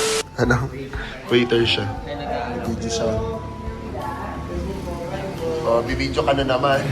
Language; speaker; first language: Filipino; native; Filipino